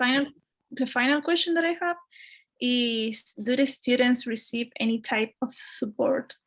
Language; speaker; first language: English; non-native, fluent; Spanish